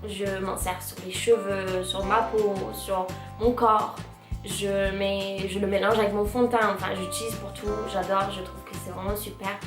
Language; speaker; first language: French; non-native, fluent; English